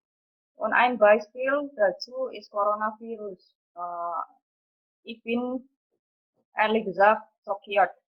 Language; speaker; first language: German; non-native, fluent; Indonesian